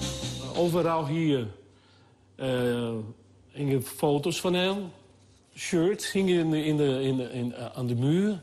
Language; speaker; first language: Dutch; non-native, fluent; Portuguese